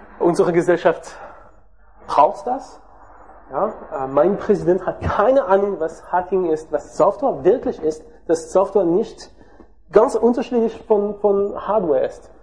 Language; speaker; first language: German; non-native, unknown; French